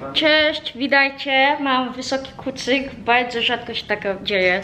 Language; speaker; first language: Polish; early bilingual, heritage; Polish